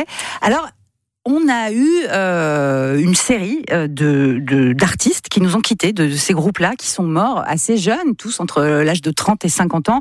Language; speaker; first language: French; native; French